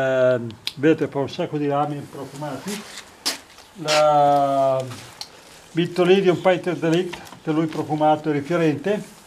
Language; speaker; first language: Italian; native; Italian